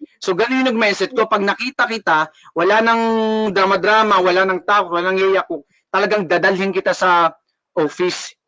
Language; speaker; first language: Filipino; native; Filipino